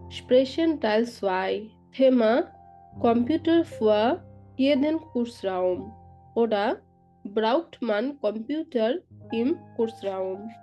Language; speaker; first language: German; non-native, learner; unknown